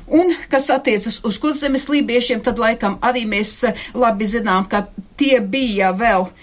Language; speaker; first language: Latvian; native; Latvian